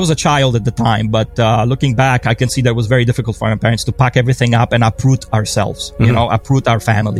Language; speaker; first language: English; non-native, fluent; Polish